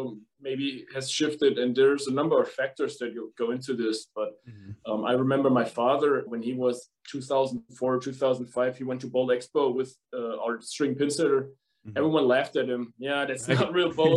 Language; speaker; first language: English; non-native, fluent; German